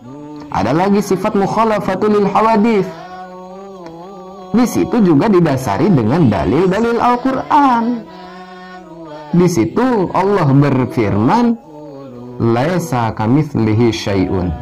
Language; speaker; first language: Indonesian; non-native, local second language; Sundanese